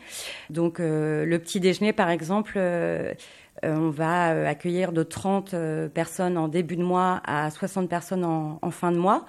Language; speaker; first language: French; native; French